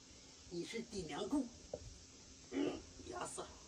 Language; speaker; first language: Chinese; native; Chinese